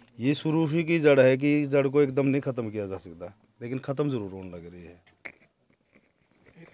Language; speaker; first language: Hindi; native; Hindi